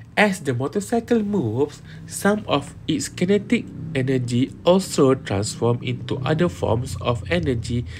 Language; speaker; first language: English; non-native, local second language; Malay